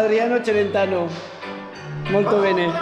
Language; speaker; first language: Italian; non-native, learner; French